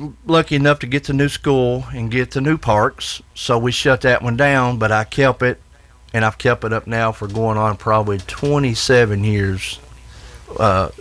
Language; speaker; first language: English; native; English